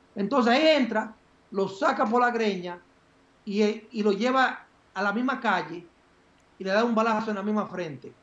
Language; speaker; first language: Spanish; native; Spanish